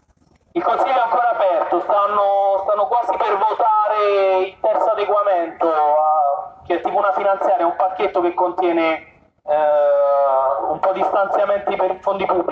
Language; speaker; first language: Italian; native; Italian